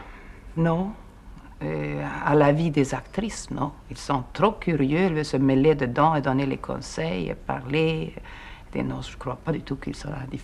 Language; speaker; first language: French; non-native, fluent; Swedish